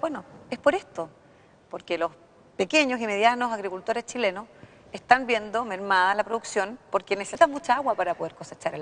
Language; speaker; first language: Spanish; native; Spanish